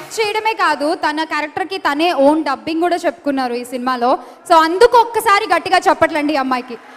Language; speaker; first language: Telugu; native; Telugu